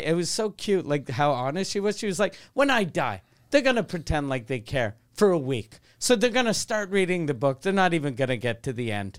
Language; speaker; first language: English; non-native, local second language; French